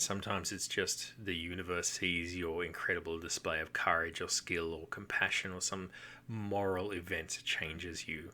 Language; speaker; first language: English; native; English